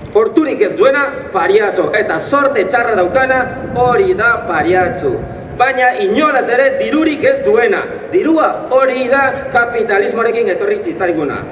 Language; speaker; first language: Basque; non-native, fluent; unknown